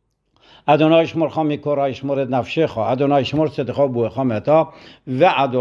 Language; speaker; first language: Persian; native; Persian